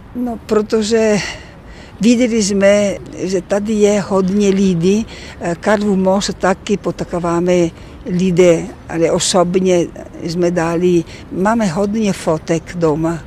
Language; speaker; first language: Czech; non-native, learner; Italian